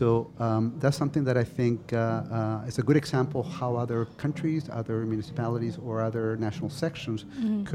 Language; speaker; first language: English; non-native, fluent; Spanish